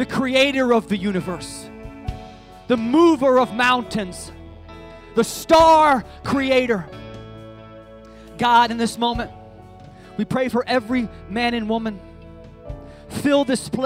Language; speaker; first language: English; native; English